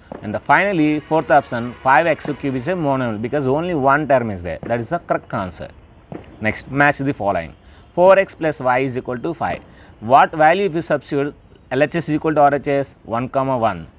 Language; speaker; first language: English; non-native, local second language; Telugu